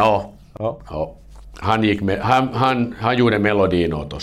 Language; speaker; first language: Swedish; non-native, local second language; Finnish